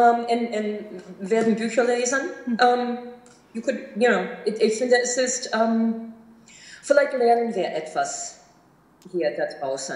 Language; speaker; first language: German; non-native, fluent; English